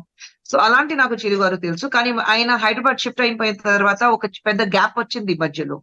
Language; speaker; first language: Telugu; non-native, local second language; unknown